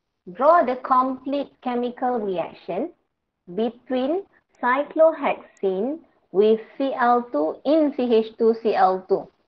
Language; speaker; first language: English; non-native, local second language; Malay